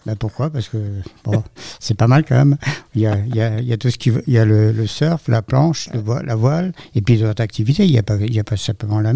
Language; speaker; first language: French; native; French